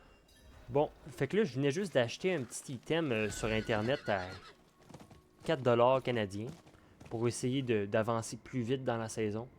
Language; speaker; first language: French; native; French